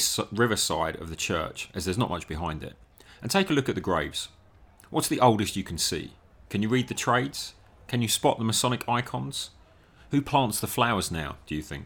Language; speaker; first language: English; native; English